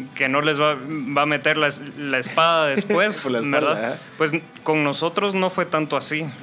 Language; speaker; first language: Spanish; native; Spanish